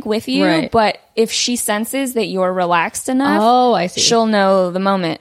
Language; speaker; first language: English; early bilingual, other home language; Vietnamese